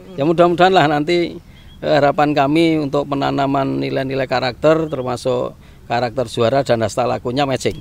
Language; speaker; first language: Indonesian; non-native, local second language; Javanese